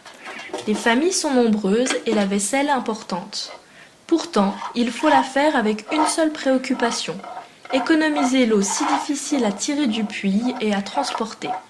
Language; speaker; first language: French; native; French